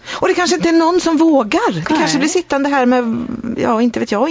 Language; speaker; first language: Swedish; native; Swedish